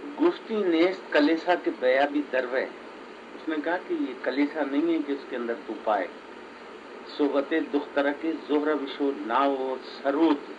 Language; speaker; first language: Urdu; native; Urdu